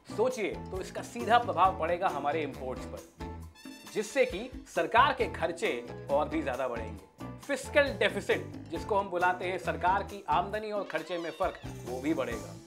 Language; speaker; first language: Hindi; native; Hindi